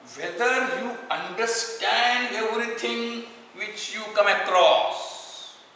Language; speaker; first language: English; non-native, local second language; Marathi